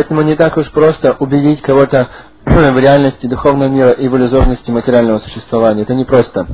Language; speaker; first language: Russian; native; Russian